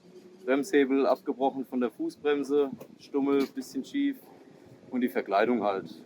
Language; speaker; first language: German; native; German